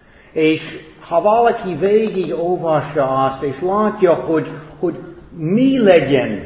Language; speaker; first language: Hungarian; non-native, fluent; English